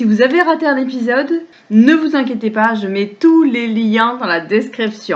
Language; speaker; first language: French; native; French